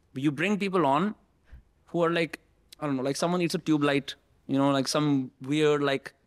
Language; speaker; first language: Hindi; native; Hindi